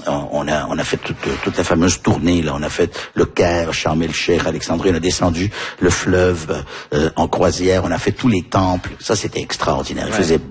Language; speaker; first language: French; early bilingual, heritage; French